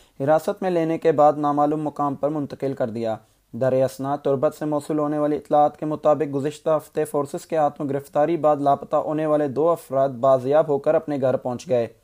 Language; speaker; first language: Urdu; non-native, local second language; Baluchi